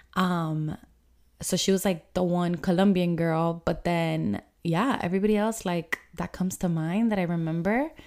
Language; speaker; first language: English; early bilingual, other home language; Spanish